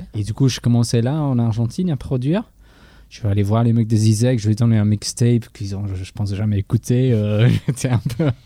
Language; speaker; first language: French; non-native, fluent; English